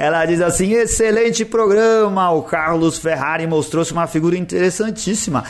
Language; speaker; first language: Portuguese; native; Portuguese